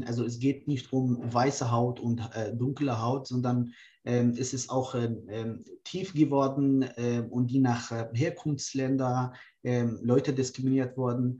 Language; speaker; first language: German; non-native, fluent; Kurdish